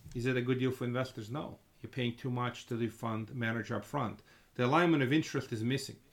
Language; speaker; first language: English; non-native, fluent; Russian